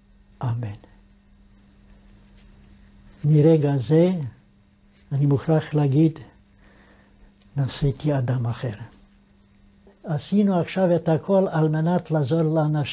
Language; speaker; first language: Hebrew; non-native, fluent; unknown